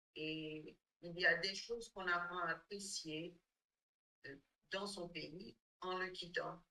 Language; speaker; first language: French; non-native, fluent; English